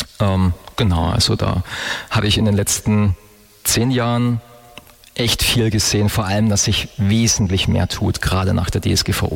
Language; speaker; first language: German; native; German